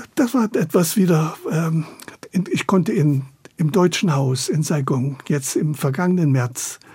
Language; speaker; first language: German; native; German